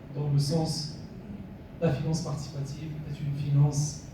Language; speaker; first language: French; non-native, local second language; Arabic